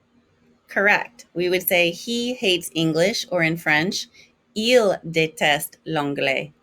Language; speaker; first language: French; non-native, fluent; English